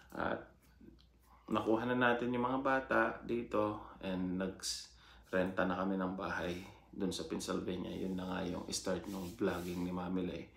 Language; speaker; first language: Filipino; native; Filipino